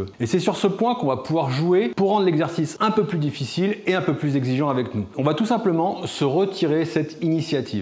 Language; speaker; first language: French; native; French